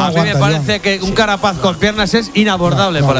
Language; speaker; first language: Spanish; native; Spanish